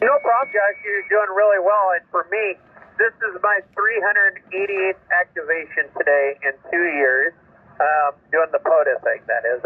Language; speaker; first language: English; native; English